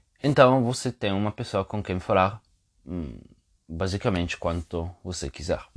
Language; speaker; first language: Portuguese; non-native, fluent; Italian